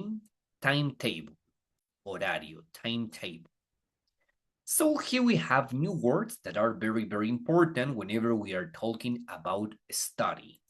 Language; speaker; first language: English; non-native, fluent; Spanish